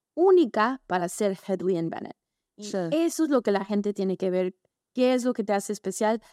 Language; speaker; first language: Spanish; early bilingual, heritage; Spanish